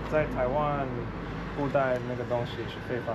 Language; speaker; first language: Chinese; non-native, fluent; English